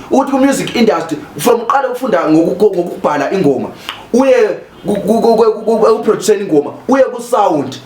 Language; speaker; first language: Zulu; native; Zulu